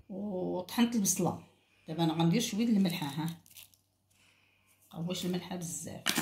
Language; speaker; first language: Arabic; native; Arabic